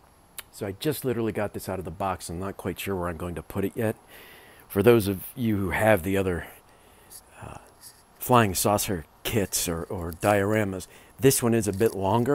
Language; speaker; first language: English; native; English